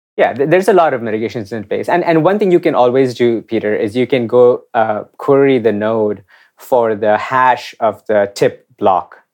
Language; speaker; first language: English; non-native, local second language; Hindi